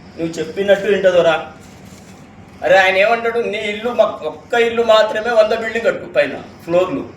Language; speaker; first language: Telugu; native; Telugu